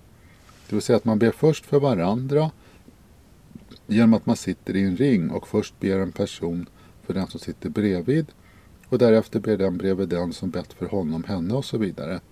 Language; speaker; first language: Swedish; native; Swedish